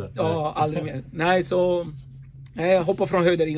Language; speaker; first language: Swedish; early bilingual, other home language; Kurdish